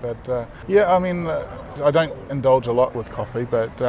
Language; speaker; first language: English; native; English